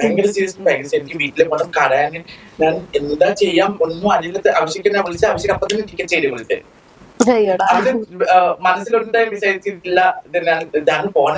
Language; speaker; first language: Malayalam; non-native, local second language; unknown